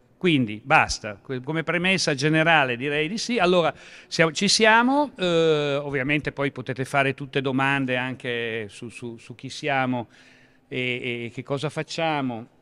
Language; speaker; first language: Italian; native; Italian